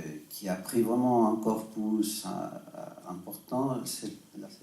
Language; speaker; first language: French; non-native, fluent; Spanish